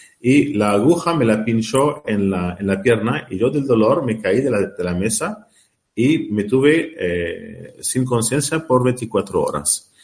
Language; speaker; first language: Spanish; non-native, learner; Arabic